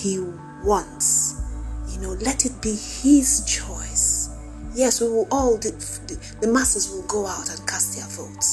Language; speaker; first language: English; non-native, local second language; Igbo